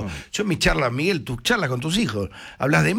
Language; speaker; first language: Spanish; native; Spanish